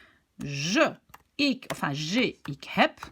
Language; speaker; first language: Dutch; non-native, fluent; French